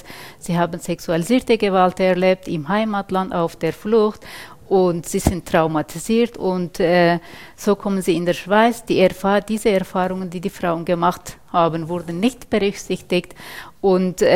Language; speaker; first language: German; non-native, fluent; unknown